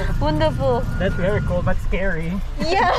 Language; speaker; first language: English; non-native, learner; Korean